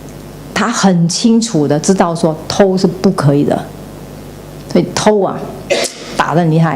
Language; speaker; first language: Chinese; native; Chinese